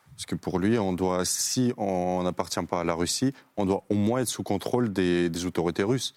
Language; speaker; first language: French; non-native, fluent; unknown